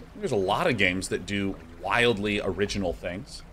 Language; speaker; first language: English; native; English